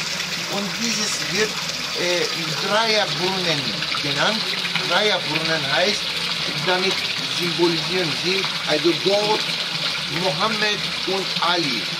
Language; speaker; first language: German; non-native, fluent; Turkish